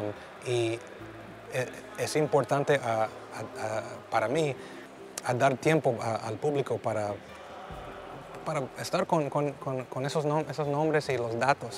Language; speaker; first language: Spanish; early bilingual, heritage; English